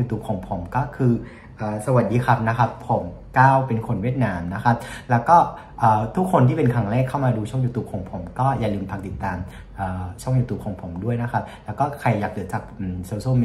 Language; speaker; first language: Thai; non-native, fluent; Vietnamese